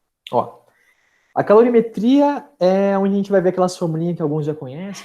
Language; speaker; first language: Portuguese; native; Portuguese